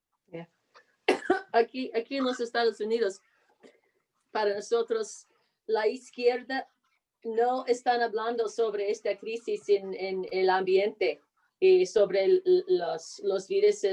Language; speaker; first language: Spanish; non-native, fluent; English